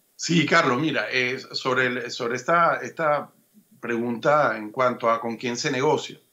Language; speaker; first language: Spanish; native; Spanish